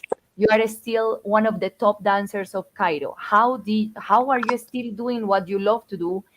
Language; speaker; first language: English; non-native, fluent; Spanish